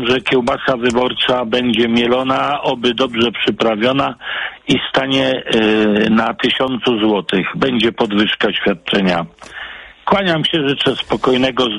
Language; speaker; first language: Polish; native; Polish